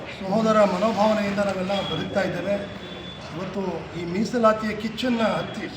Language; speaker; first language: Kannada; non-native, local second language; Lambadi